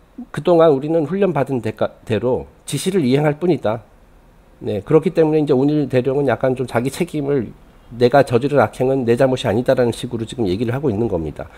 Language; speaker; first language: Korean; native; Korean